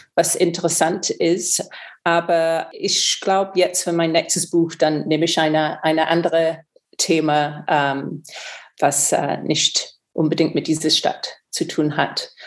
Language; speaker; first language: German; non-native, fluent; English